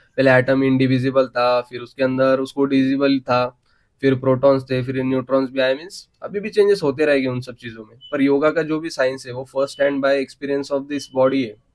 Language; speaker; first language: Hindi; non-native, local second language; Marathi